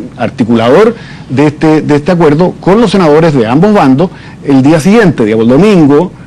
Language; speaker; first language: Spanish; native; Spanish